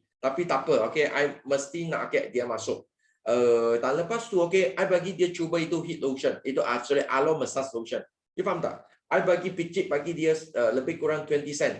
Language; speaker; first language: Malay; non-native, local second language; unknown